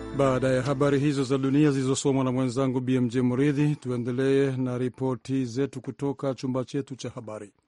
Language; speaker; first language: Swahili; non-native, local second language; Rundi